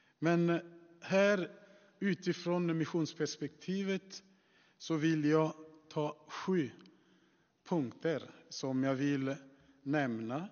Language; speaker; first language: Swedish; non-native, fluent; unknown